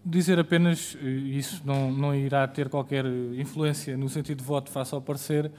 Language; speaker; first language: Portuguese; native; Portuguese